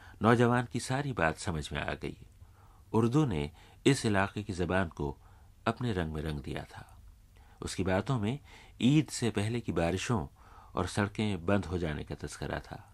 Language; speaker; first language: Urdu; native; Urdu